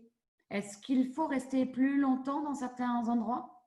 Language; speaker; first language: French; native; French